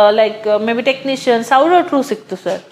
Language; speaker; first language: Kannada; non-native, local second language; Hindi